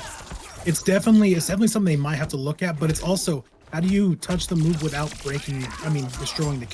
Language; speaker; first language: English; native; English